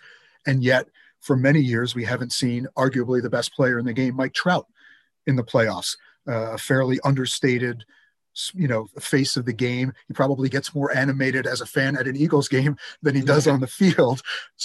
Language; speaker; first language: English; native; English